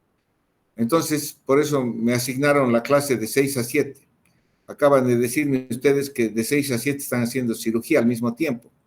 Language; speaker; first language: Spanish; native; Spanish